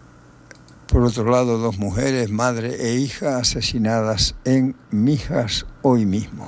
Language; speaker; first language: Spanish; native; Spanish